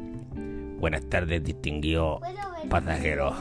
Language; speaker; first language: Spanish; native; Spanish